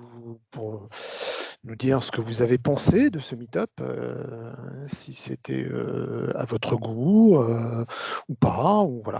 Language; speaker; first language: French; native; French